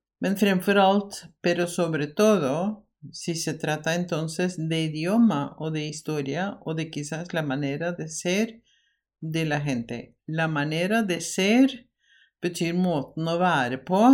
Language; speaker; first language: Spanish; non-native, fluent; Norwegian